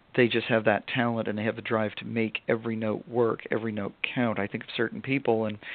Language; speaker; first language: English; native; English